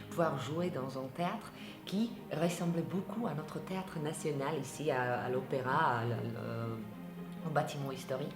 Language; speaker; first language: French; non-native, fluent; Slovak